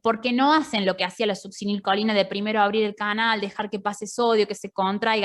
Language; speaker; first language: Spanish; native; Spanish